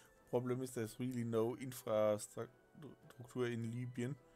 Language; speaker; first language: English; non-native, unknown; German